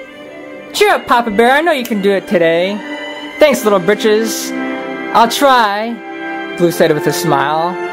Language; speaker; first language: English; native; English